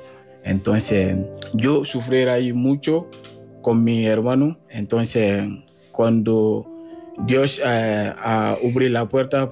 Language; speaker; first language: Spanish; non-native, learner; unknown